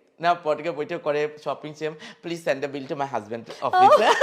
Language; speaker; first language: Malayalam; non-native, fluent; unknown